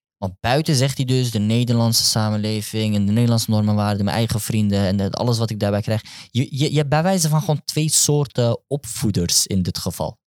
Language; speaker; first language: Dutch; early bilingual, other home language; Turkish